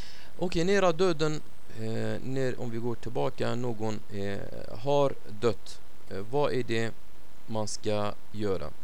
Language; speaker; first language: Swedish; non-native, fluent; Arabic